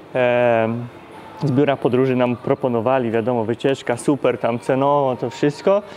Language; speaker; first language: Polish; native; Polish